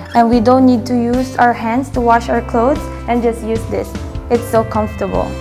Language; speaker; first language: English; non-native, local second language; Filipino